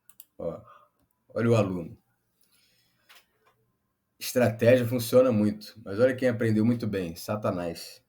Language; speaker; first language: Portuguese; native; Portuguese